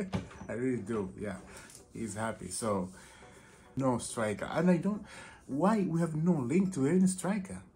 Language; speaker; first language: English; non-native, fluent; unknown